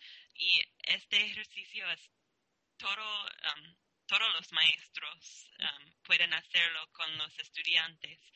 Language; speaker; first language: Spanish; non-native, learner; English